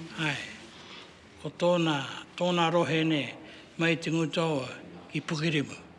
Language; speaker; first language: Māori; native; Māori